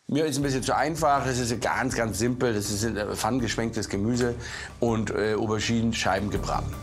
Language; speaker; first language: German; native; German